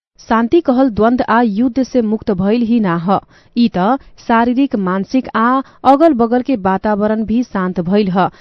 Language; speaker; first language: Bhojpuri; native; Bhojpuri